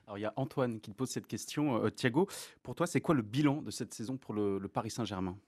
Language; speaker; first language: French; native; French